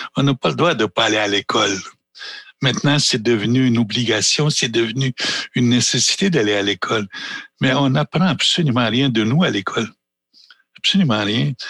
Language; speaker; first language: French; non-native, local second language; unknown